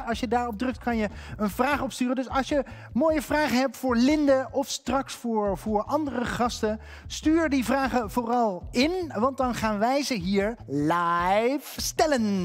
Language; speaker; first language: Dutch; native; Dutch